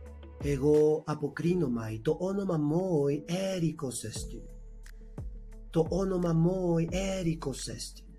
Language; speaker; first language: Greek; non-native, fluent; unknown